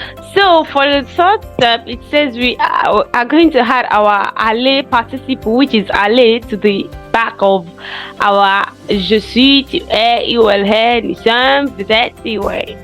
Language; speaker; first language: French; non-native, learner; English